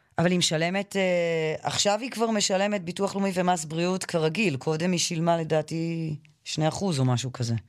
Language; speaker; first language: Hebrew; native; Hebrew